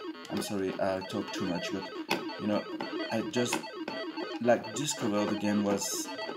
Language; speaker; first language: English; non-native, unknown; French